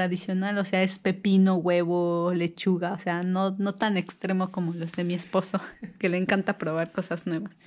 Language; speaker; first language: Spanish; native; Spanish